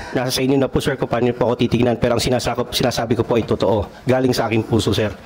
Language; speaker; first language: Filipino; non-native, local second language; Cebuano